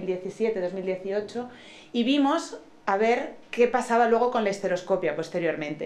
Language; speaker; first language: Spanish; native; Spanish